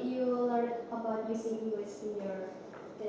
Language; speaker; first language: English; non-native, learner; Indonesian